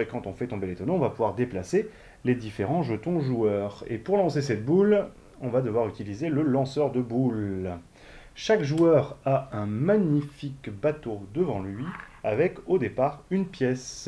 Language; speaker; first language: French; native; French